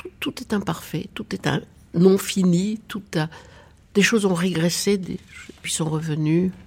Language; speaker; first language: French; native; French